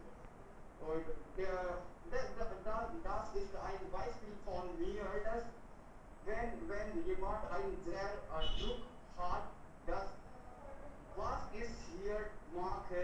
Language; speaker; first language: German; non-native, learner; Hindi